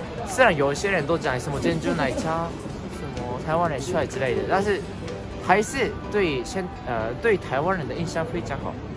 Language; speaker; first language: Chinese; non-native, fluent; Japanese